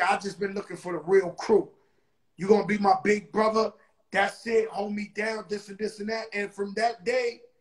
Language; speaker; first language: English; early bilingual, other home language; Spanish